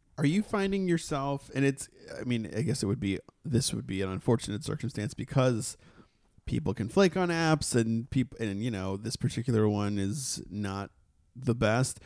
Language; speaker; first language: English; native; English